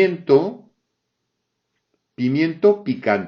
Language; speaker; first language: Spanish; non-native, fluent; French